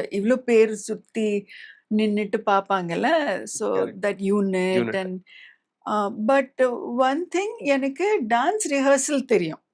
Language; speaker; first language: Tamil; non-native, local second language; English